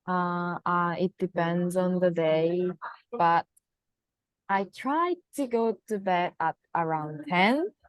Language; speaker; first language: English; non-native, fluent; Japanese